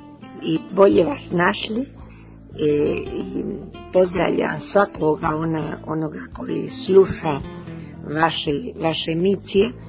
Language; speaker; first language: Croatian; early bilingual, heritage; Serbian